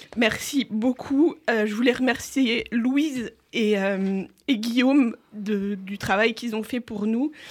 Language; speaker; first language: French; native; French